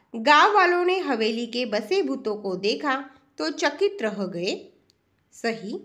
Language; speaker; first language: Hindi; non-native, local second language; Marathi